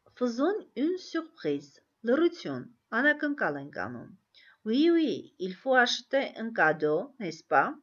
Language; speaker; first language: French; non-native, fluent; Armenian